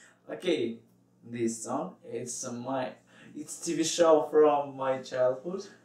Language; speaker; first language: English; non-native, learner; Russian